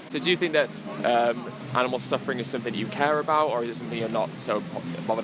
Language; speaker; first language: English; native; English